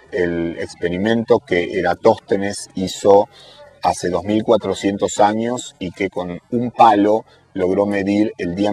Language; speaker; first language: Spanish; native; Spanish